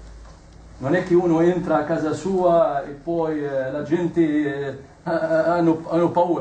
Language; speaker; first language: Italian; non-native, fluent; Arabic